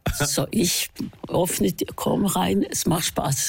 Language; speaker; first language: German; non-native, fluent; Norwegian